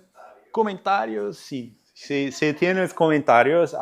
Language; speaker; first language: Spanish; non-native, learner; Portuguese